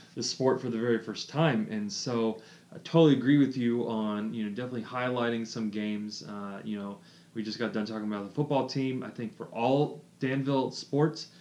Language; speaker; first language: English; native; English